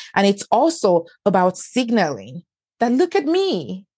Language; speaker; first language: English; non-native, local second language; Yoruba